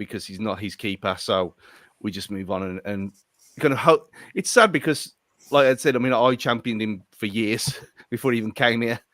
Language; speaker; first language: English; native; English